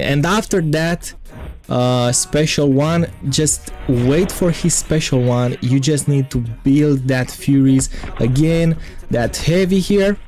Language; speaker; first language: English; non-native, fluent; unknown